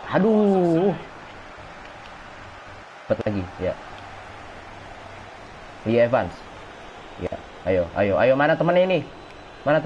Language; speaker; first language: Indonesian; native; Indonesian